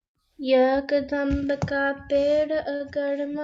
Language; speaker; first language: Hindi; non-native, learner; English